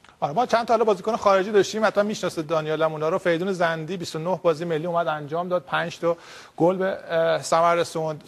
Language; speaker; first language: Persian; native; Persian